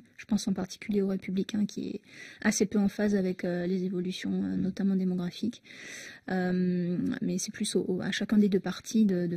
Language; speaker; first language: French; native; French